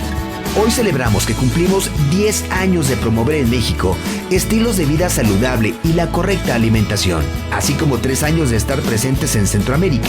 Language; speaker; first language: Spanish; native; Spanish